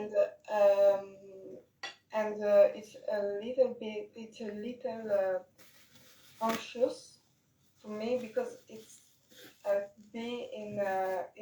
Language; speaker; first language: English; non-native, learner; French